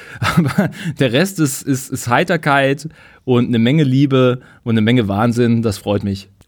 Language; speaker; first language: German; native; German